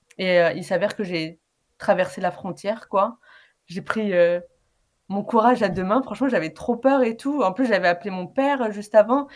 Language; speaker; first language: French; early bilingual, other home language; Arabic